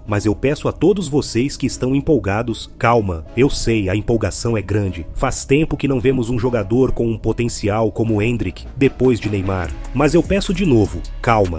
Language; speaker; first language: Portuguese; native; Portuguese